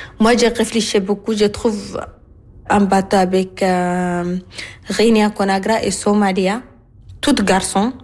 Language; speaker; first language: French; non-native, learner; Arabic